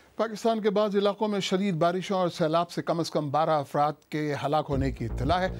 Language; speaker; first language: Urdu; native; Urdu